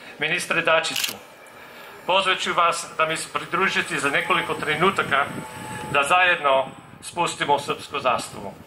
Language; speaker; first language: Serbian; non-native, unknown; English